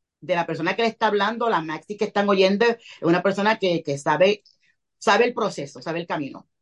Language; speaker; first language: Spanish; early bilingual, heritage; Spanish